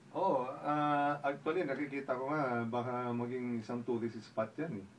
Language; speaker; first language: Filipino; non-native, local second language; Pangasinan